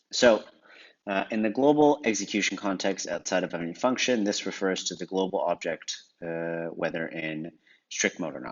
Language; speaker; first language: English; native; English